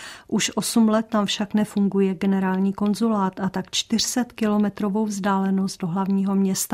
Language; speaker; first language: Czech; native; Czech